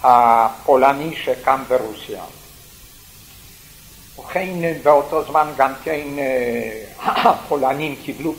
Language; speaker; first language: Hebrew; non-native, fluent; Yiddish